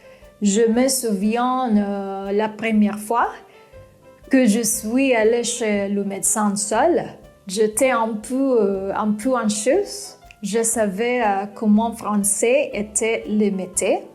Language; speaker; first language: French; non-native, fluent; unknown